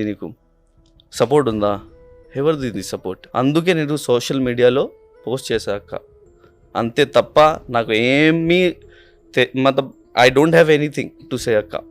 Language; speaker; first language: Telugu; non-native, local second language; Urdu